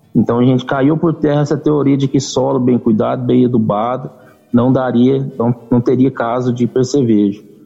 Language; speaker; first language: Portuguese; native; Portuguese